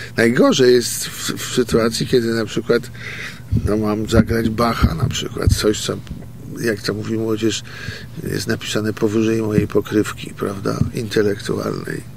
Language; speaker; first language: Polish; native; Polish